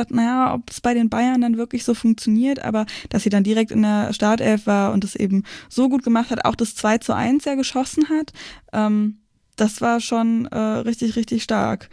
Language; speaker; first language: German; native; German